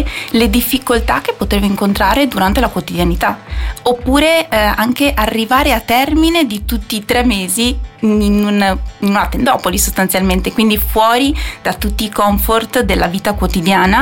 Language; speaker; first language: Italian; native; Italian